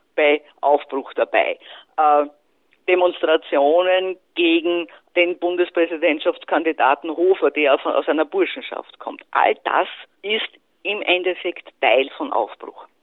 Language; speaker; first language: German; native; German